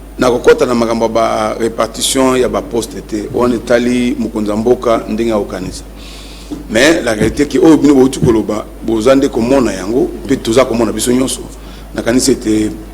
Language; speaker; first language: Lingala; non-native, local second language; Mongo